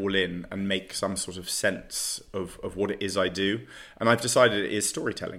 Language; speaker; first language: English; native; English